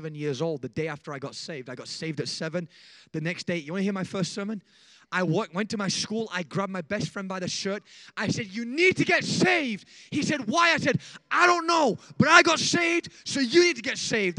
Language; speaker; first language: English; native; English